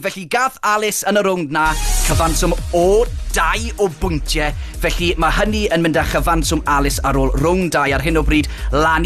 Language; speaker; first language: Welsh; native; Welsh